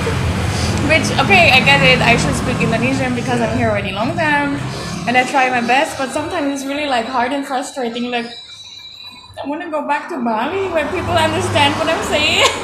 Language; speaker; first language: English; non-native, fluent; Swiss German